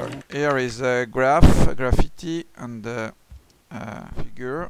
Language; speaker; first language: English; non-native, learner; French